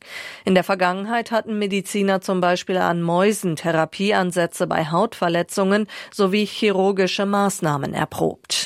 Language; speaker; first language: German; native; German